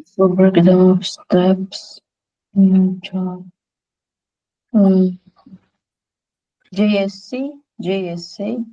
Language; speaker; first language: English; non-native, learner; Portuguese